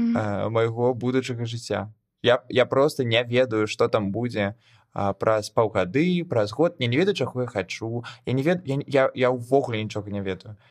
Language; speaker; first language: Belarusian; non-native, local second language; Russian